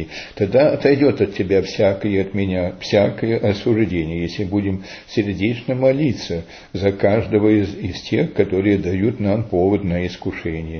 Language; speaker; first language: Russian; early bilingual, heritage; Russian